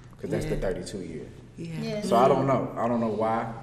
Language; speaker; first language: English; native; English